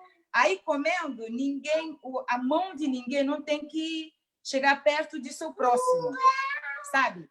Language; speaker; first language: Portuguese; non-native, local second language; Mandingo